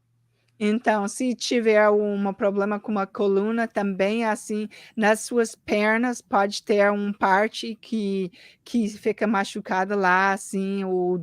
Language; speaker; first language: Portuguese; early bilingual, heritage; English